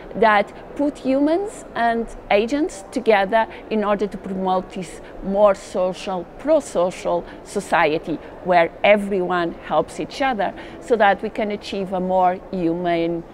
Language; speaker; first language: English; non-native, fluent; Portuguese